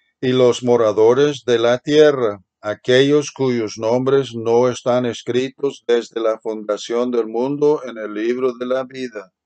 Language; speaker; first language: Spanish; non-native, fluent; English